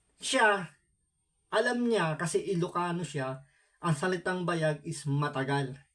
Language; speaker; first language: Filipino; native; Filipino